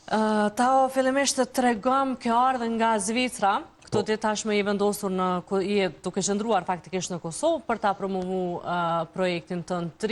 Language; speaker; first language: Albanian; native; Albanian